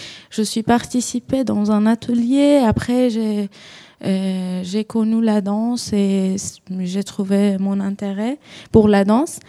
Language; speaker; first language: French; non-native, learner; Persian